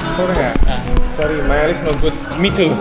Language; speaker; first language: English; non-native, learner; Indonesian